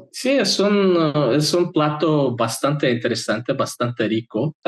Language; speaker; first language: Spanish; non-native, fluent; Mongolian